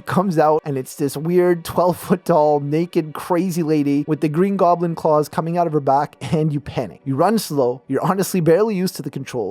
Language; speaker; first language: English; native; English